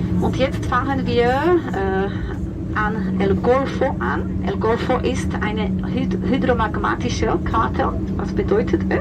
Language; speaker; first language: German; non-native, fluent; Spanish